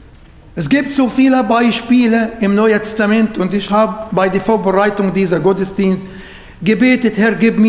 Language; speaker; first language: German; non-native, fluent; Arabic